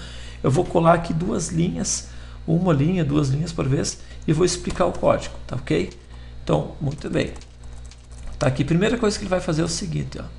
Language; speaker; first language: Portuguese; native; Portuguese